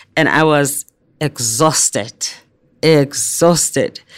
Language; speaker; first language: English; non-native, local second language; Zulu